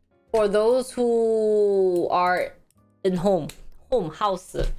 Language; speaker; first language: English; early bilingual, other home language; Korean